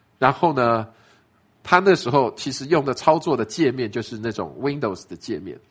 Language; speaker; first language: Chinese; native; Chinese